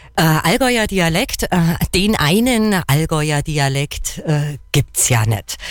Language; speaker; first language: German; native; German